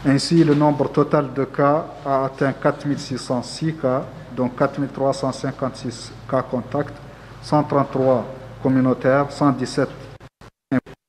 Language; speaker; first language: French; non-native, local second language; Arabic